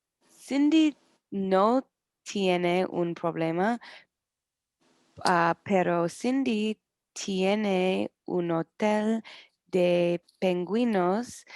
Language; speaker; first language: Spanish; non-native, learner; English